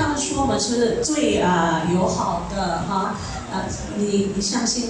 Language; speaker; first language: Chinese; early bilingual, heritage; Chinese